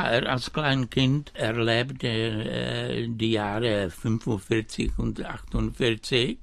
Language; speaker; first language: German; non-native, fluent; Czech